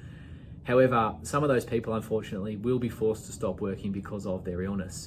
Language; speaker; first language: English; native; English